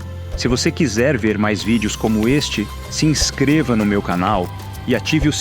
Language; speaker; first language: Portuguese; native; Portuguese